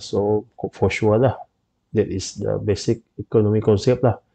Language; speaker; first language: English; non-native, local second language; Malay